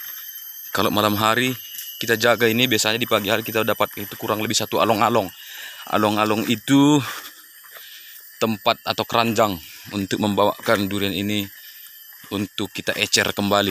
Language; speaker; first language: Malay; non-native, local second language; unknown